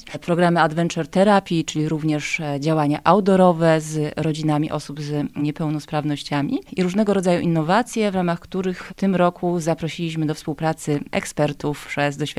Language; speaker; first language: Polish; native; Polish